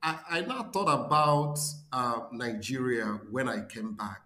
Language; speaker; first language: English; non-native, local second language; Igbo